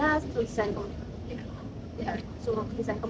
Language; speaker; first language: English; non-native, learner; Indonesian